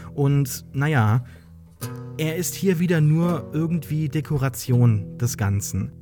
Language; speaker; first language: German; native; German